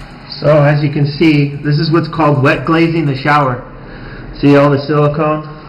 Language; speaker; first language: English; native; English